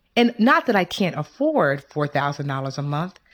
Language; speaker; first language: English; early bilingual, other home language; Yoruba